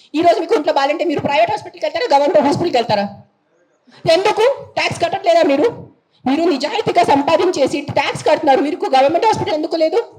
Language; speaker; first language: Telugu; non-native, fluent; Marathi